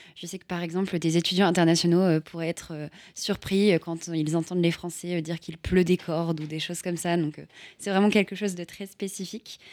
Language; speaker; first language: French; native; French